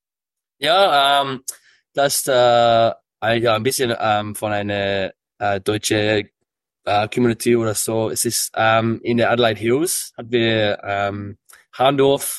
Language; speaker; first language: German; early bilingual, heritage; English